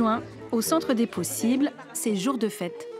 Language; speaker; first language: French; native; French